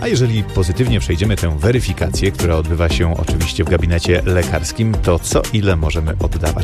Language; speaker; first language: Polish; native; Polish